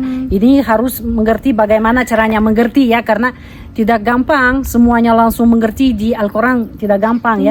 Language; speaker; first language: Indonesian; non-native, fluent; Russian